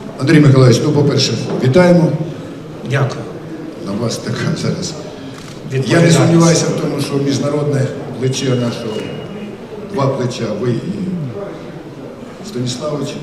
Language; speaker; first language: Ukrainian; native; Ukrainian